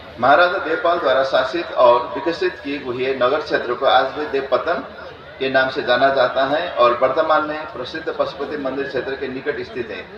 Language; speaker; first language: Hindi; non-native, fluent; Newari